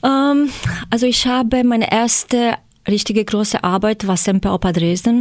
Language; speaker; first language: German; non-native, fluent; Croatian